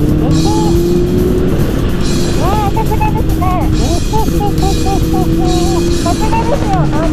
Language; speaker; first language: Japanese; native; Japanese